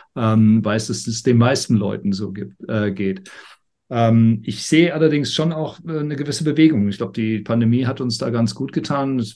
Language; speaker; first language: German; non-native, fluent; English